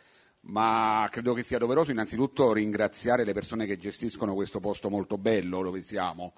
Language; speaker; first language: Italian; native; Italian